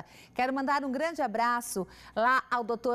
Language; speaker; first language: Portuguese; native; Portuguese